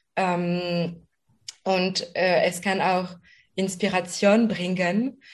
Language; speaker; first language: German; non-native, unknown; French